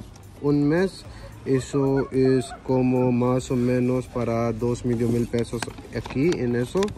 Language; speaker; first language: Spanish; non-native, learner; Hindi